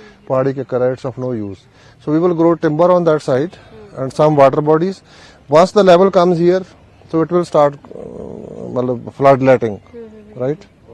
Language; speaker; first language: English; non-native, local second language; Punjabi